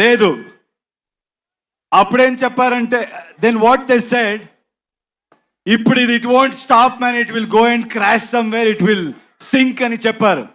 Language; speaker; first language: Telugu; non-native, local second language; Kannada